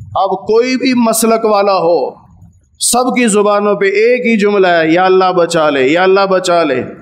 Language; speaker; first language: Urdu; non-native, local second language; Punjabi